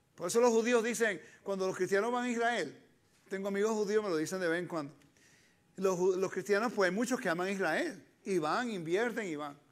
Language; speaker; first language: Spanish; early bilingual, heritage; Spanish